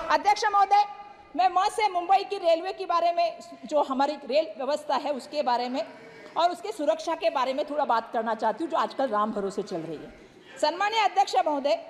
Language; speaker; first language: Hindi; non-native, local second language; Marathi